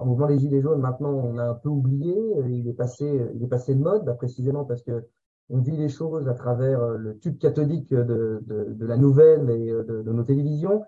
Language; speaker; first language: French; native; French